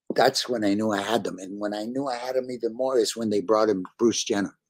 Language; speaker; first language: English; early bilingual, other home language; Spanish